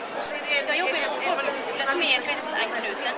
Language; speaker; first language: Swedish; native; Swedish